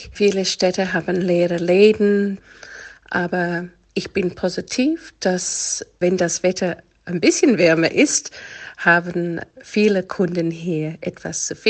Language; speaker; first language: German; non-native, fluent; English